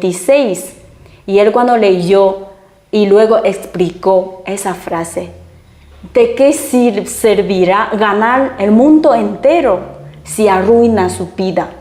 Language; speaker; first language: Spanish; non-native, fluent; Chinese